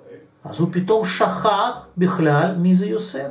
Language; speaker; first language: Hebrew; non-native, fluent; Russian